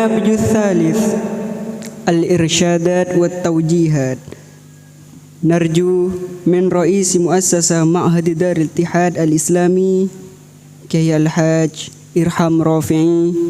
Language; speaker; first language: Arabic; non-native, fluent; Indonesian